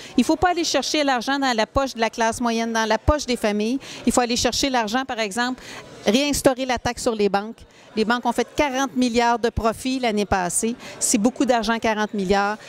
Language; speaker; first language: French; native; French